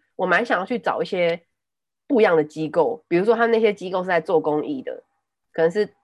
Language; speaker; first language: Chinese; non-native, local second language; Min Nan Chinese